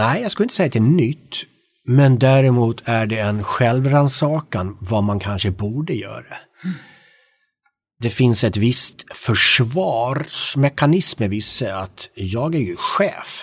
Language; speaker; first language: Swedish; native; Swedish